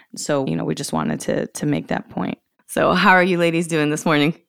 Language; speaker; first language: English; early bilingual, other home language; Spanish